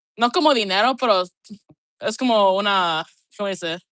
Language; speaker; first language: Spanish; non-native, learner; English